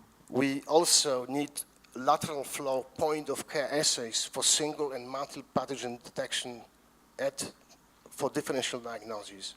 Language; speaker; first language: English; non-native, fluent; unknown